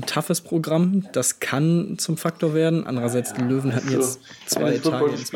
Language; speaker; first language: German; native; German